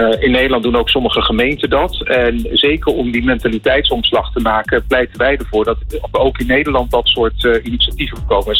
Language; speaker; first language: Dutch; native; Dutch